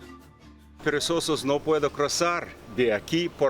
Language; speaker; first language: Spanish; non-native, learner; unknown